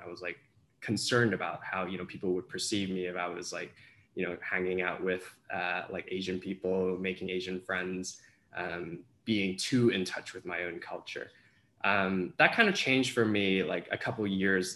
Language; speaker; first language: English; non-native, local second language; Cantonese